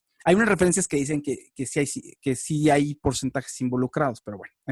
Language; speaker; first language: Spanish; native; Spanish